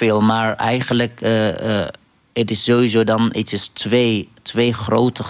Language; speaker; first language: Dutch; non-native, fluent; Arabic